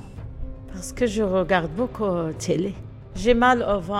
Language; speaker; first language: French; non-native, learner; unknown